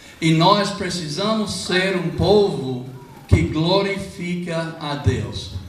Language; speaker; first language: Portuguese; non-native, fluent; English